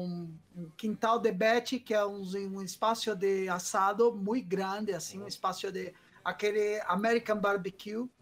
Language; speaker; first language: Spanish; non-native, fluent; Portuguese